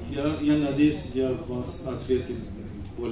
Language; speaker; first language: Russian; non-native, learner; Persian